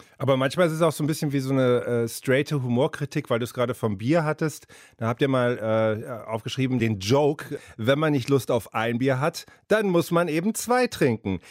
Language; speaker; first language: German; native; German